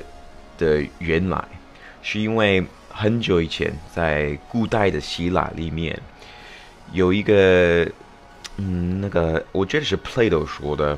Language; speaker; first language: Chinese; non-native, fluent; English